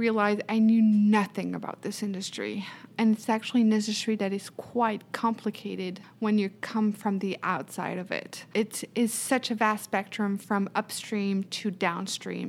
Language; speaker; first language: English; non-native, fluent; French